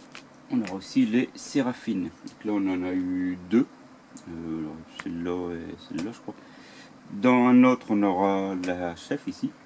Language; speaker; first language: French; native; French